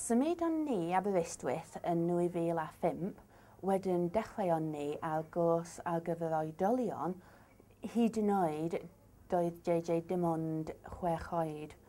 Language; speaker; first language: Welsh; non-native, learner; English